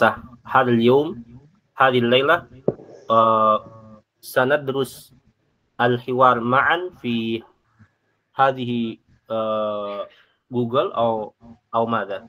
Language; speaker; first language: Arabic; non-native, learner; Indonesian